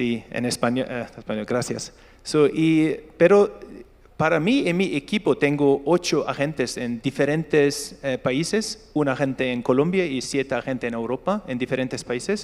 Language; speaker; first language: Spanish; non-native, learner; Turkish